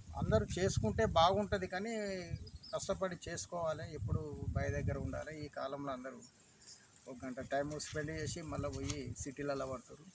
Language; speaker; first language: Telugu; native; Telugu